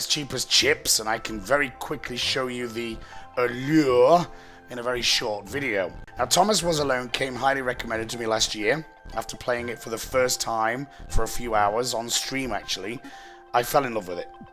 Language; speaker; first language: English; native; English